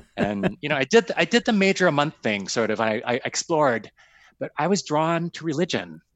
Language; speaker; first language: English; native; English